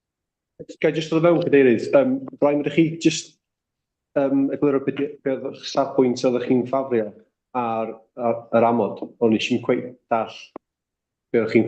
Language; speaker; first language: Welsh; native; Welsh